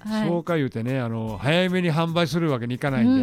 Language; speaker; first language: Japanese; native; Japanese